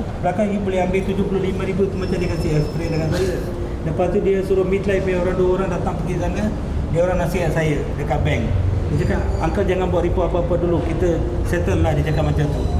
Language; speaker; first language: Malay; non-native, local second language; Tamil